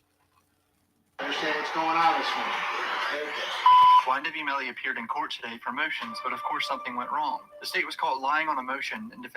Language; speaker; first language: English; native; English